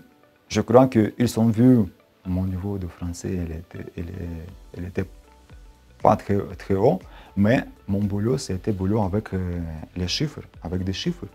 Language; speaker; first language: French; non-native, learner; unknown